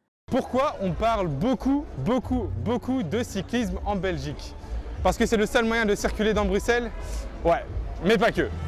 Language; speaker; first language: French; native; French